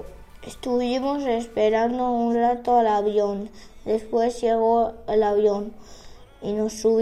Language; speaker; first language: Spanish; early bilingual, other home language; Arabic